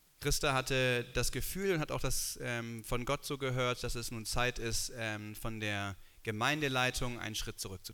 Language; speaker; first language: German; native; German